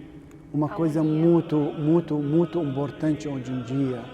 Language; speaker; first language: Portuguese; non-native, learner; Arabic